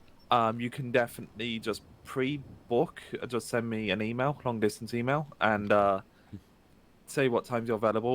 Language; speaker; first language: English; native; English